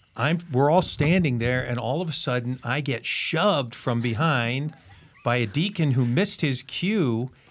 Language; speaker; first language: English; native; English